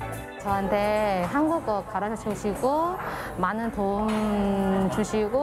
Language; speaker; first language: Korean; non-native, fluent; Vietnamese